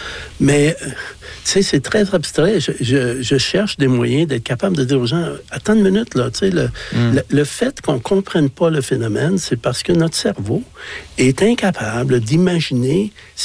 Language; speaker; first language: French; native; French